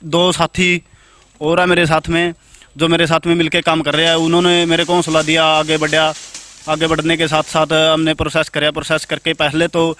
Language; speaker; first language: Hindi; native; Hindi